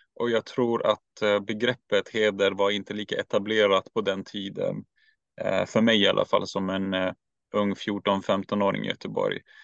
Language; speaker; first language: Swedish; early bilingual, other home language; Turkish